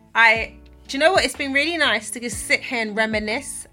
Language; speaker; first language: English; native; English